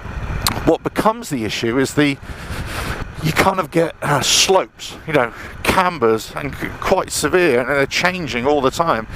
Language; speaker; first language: English; native; English